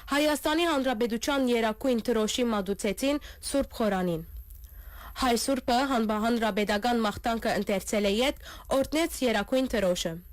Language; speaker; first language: Armenian; early bilingual, heritage; Armenian